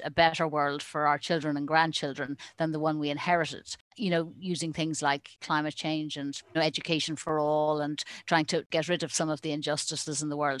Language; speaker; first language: English; native; English